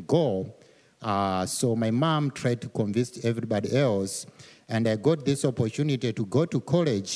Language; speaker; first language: English; non-native, local second language; Nyanja